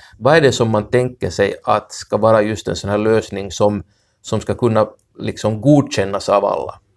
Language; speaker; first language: Swedish; native; Swedish